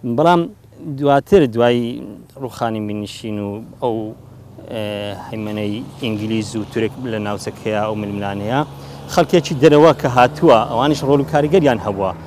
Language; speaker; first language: Central Kurdish; native; Central Kurdish